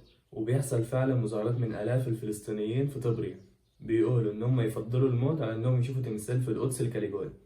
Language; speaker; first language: Arabic; native; Arabic